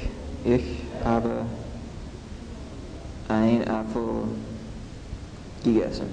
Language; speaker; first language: German; non-native, learner; English